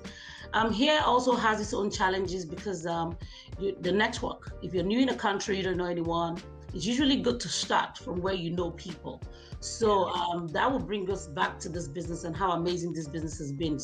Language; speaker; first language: English; non-native, local second language; Igbo